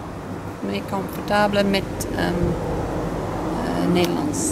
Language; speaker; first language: Dutch; non-native, learner; English